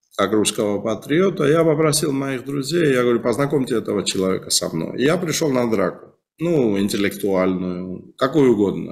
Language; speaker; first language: Russian; non-native, local second language; Georgian